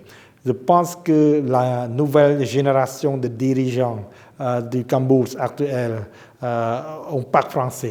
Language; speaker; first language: French; non-native, fluent; Khmer